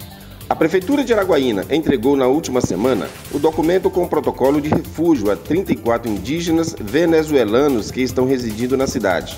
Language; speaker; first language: Portuguese; native; Portuguese